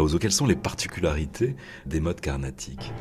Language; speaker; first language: French; native; French